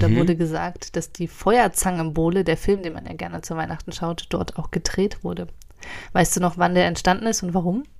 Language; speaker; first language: German; native; German